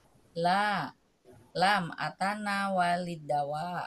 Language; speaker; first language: Arabic; non-native, learner; Indonesian